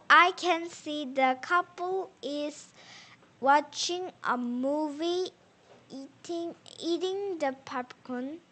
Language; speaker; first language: English; non-native, learner; Korean